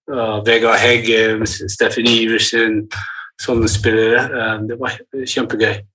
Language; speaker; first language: Norwegian; early bilingual, heritage; English